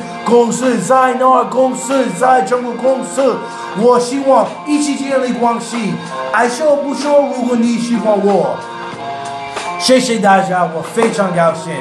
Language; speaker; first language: Chinese; non-native, learner; English